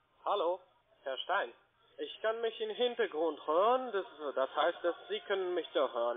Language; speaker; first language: German; non-native, learner; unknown